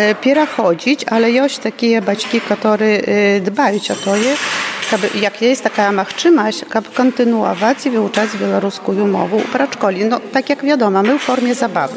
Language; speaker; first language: Polish; non-native, local second language; Belarusian